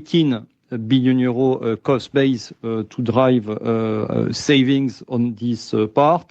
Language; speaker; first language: English; non-native, fluent; French